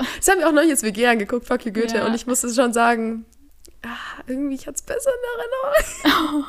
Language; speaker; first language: German; native; German